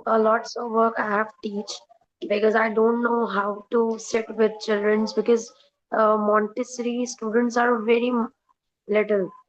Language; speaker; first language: English; non-native, learner; Urdu